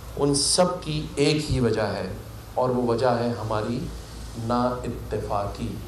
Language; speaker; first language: Urdu; native; Urdu